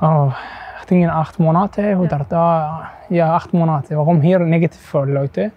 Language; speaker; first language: German; non-native, local second language; Arabic